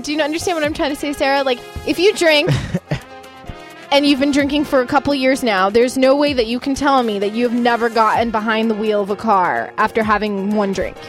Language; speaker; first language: English; native; English